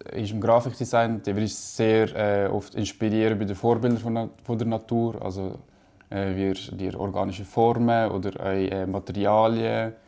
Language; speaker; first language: German; native; German